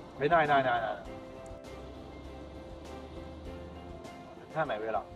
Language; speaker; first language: Indonesian; non-native, learner; Chinese